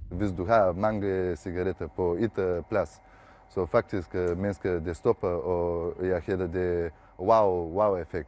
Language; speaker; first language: Danish; non-native, learner; Bulgarian